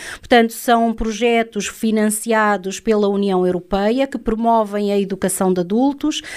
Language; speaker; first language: Portuguese; native; Portuguese